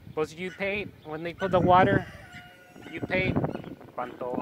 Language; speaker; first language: English; early bilingual, other home language; Spanish